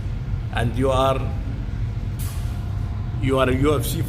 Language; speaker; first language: English; non-native, fluent; Arabic